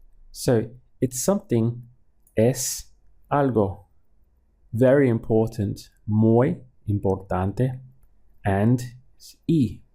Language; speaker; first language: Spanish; non-native, fluent; English